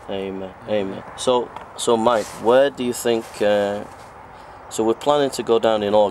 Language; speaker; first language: English; native; English